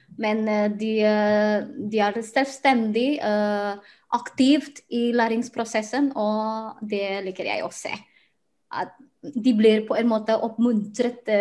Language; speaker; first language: Norwegian; non-native, fluent; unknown